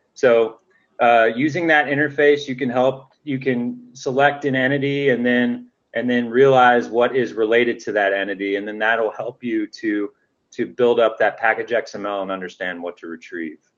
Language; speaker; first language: English; native; English